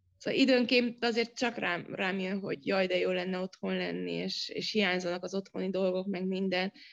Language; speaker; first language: Hungarian; native; Hungarian